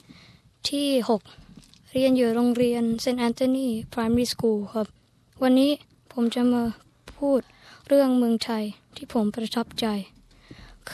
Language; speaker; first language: Thai; early bilingual, heritage; Thai